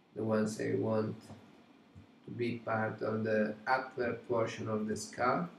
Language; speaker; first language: English; non-native, fluent; Italian